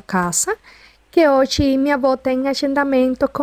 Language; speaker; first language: Portuguese; non-native, fluent; Spanish